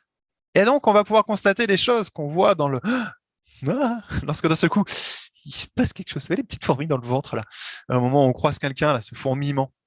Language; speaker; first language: French; native; French